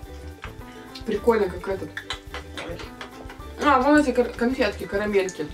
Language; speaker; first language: Russian; native; Russian